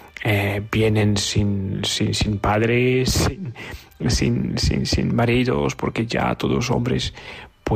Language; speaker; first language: Spanish; non-native, fluent; Polish